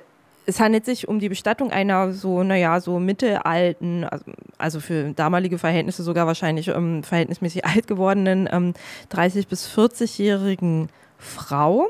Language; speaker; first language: German; native; German